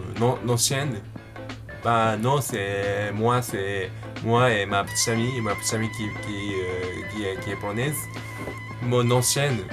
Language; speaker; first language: French; non-native, learner; Japanese